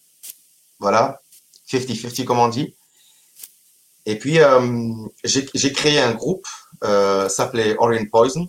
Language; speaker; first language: French; non-native, local second language; Arabic